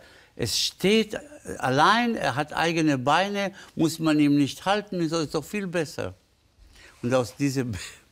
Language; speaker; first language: German; non-native, fluent; Spanish